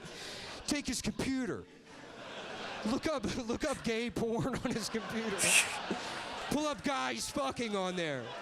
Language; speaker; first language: English; native; English